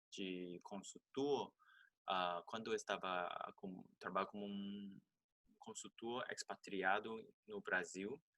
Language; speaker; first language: Portuguese; non-native, fluent; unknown